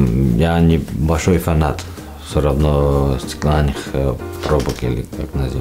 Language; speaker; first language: Russian; non-native, learner; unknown